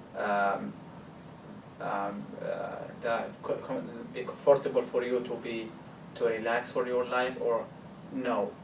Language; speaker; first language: English; non-native, learner; Arabic